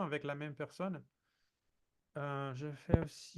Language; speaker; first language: French; non-native, fluent; Portuguese